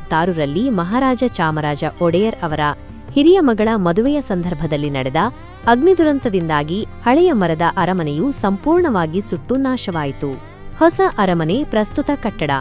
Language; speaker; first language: Kannada; native; Kannada